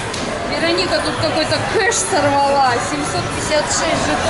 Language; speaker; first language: Russian; native; Russian